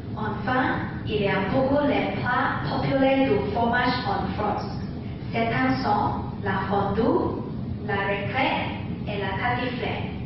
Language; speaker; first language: French; non-native, learner; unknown